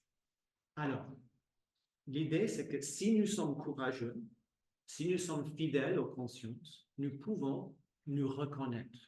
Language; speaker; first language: French; non-native, fluent; English